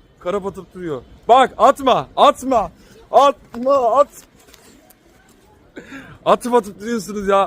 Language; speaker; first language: Turkish; native; Turkish